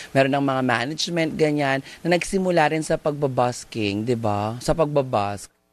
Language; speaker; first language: Filipino; native; Filipino